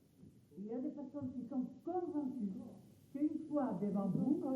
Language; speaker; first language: French; non-native, fluent; Spanish